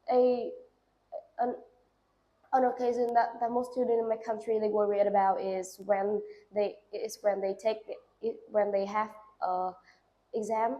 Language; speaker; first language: English; non-native, learner; Vietnamese